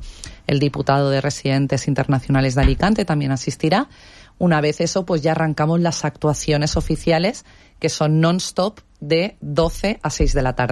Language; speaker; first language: Spanish; native; Spanish